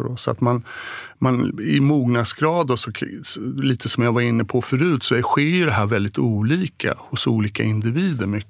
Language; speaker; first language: Swedish; native; Swedish